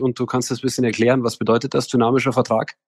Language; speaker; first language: German; native; German